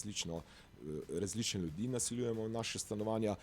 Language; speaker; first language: Slovenian; native; Slovenian